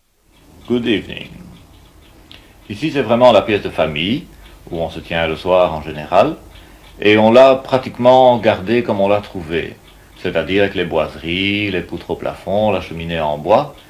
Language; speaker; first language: French; native; French